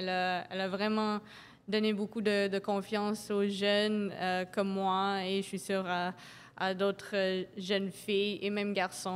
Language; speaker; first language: French; non-native, local second language; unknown